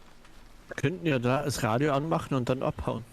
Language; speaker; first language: German; native; German